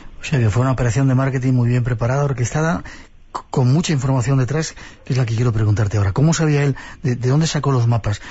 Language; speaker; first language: Spanish; native; Spanish